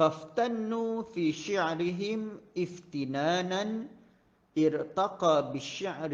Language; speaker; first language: Arabic; non-native, fluent; Malay